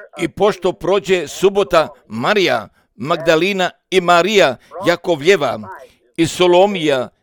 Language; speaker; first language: Croatian; early bilingual, heritage; Croatian